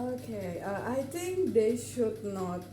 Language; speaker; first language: English; non-native, learner; Indonesian